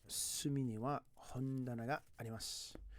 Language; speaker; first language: Japanese; non-native, learner; English